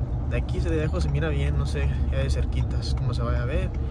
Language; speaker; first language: Spanish; early bilingual, heritage; Spanish